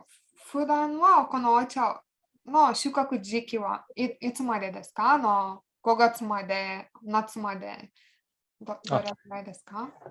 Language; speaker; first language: Japanese; non-native, fluent; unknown